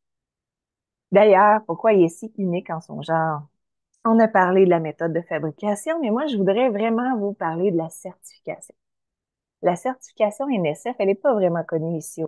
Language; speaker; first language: French; native; French